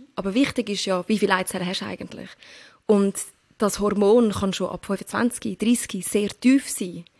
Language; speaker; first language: German; early bilingual, other home language; Turkish